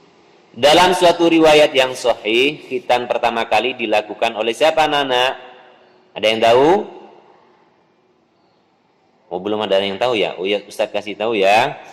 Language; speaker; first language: Indonesian; native; Indonesian